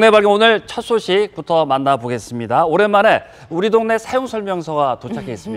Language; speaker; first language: Korean; native; Korean